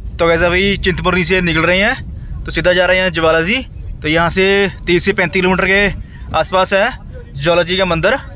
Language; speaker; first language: Hindi; non-native, local second language; Punjabi